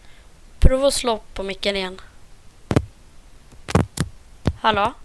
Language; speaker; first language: Swedish; native; Swedish